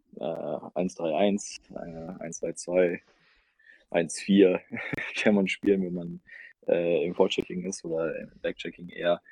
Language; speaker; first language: German; early bilingual, other home language; Russian